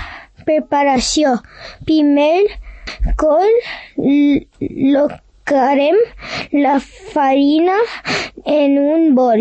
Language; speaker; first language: Catalan; early bilingual, other home language; English